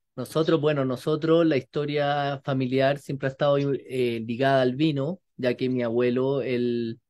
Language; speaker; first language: Spanish; native; Spanish